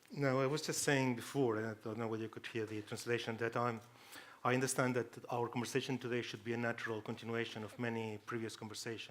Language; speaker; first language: English; non-native, fluent; Catalan